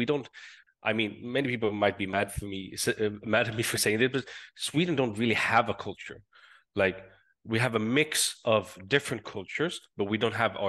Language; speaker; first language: English; non-native, fluent; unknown